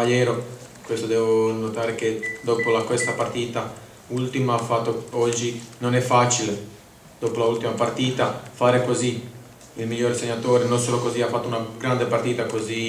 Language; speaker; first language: Italian; non-native, learner; Croatian